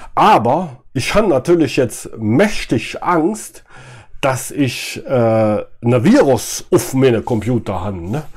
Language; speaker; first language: German; native; German